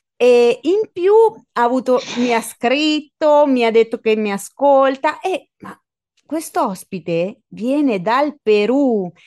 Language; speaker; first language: Italian; native; Italian